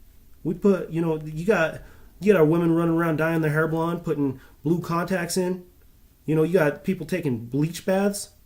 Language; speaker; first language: English; native; English